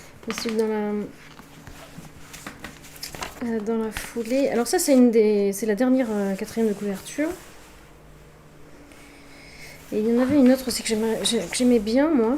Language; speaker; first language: French; native; French